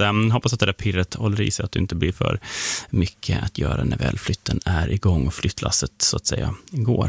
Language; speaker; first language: Swedish; native; Swedish